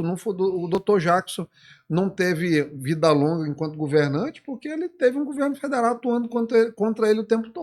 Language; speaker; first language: Portuguese; native; Portuguese